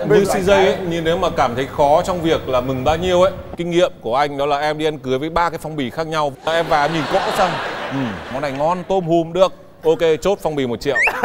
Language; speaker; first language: Vietnamese; native; Vietnamese